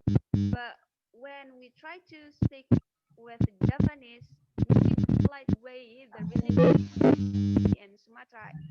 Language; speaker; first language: English; non-native, fluent; Indonesian